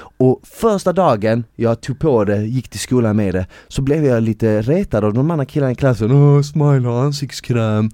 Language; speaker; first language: Swedish; early bilingual, other home language; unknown